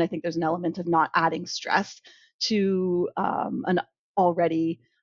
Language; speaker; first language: English; native; English